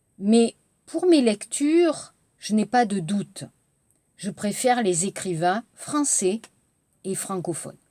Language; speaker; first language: French; native; French